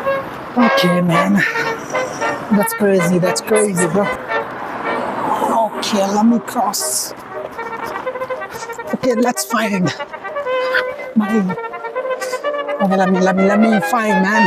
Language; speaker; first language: English; non-native, learner; Hindi